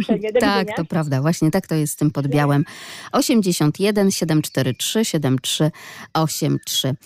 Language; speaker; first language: Polish; native; Polish